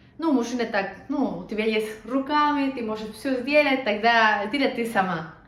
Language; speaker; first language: Russian; non-native, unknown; Spanish